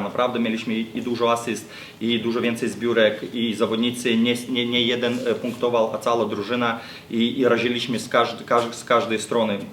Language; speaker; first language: Polish; non-native, fluent; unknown